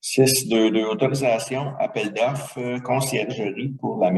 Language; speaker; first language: French; native; French